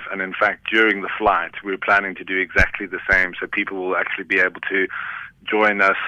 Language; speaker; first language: English; native; English